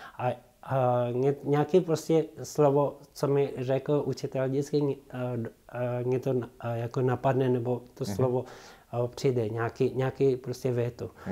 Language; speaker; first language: Czech; non-native, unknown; Tibetan